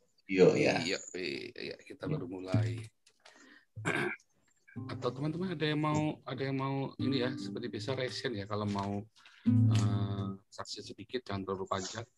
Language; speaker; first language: Indonesian; native; Indonesian